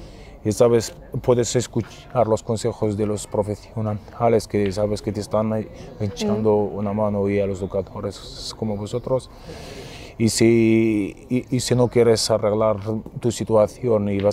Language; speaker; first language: Spanish; non-native, fluent; Arabic